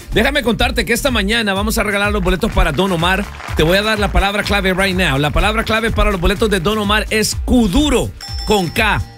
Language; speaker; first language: Spanish; early bilingual, heritage; Spanish